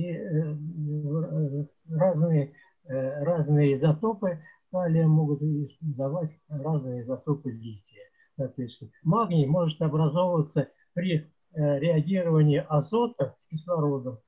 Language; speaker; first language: Russian; native; Russian